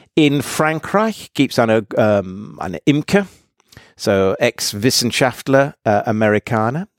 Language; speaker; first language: German; non-native, fluent; English